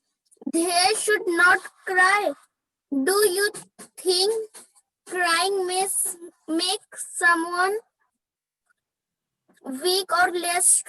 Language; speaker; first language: English; non-native, learner; Hindi